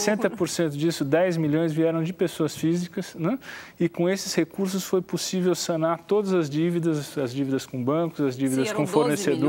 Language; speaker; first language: Portuguese; native; Portuguese